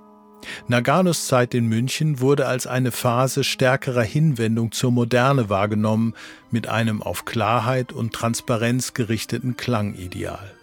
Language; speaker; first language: German; native; German